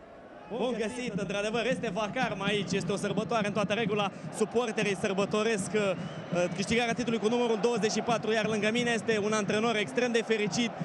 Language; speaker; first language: Romanian; native; Romanian